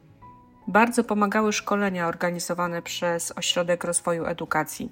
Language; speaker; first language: Polish; native; Polish